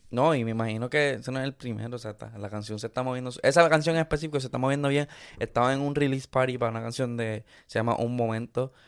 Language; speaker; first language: Spanish; early bilingual, other home language; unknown